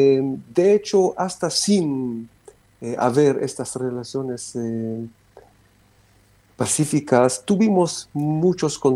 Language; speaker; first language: Spanish; non-native, fluent; Romanian